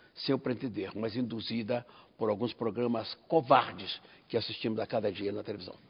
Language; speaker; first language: Portuguese; native; Portuguese